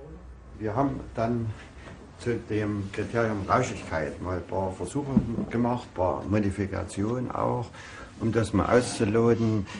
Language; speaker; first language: German; native; German